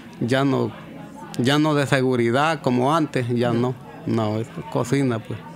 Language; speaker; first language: Spanish; native; Spanish